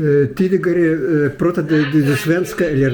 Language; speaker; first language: Swedish; non-native, learner; Russian